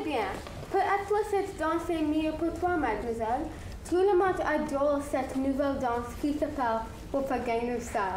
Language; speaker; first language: French; non-native, learner; English